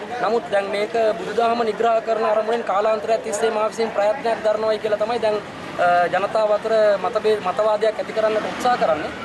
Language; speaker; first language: Sinhala; non-native, local second language; Tamil